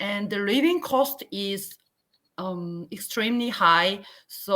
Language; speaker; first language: English; non-native, learner; Korean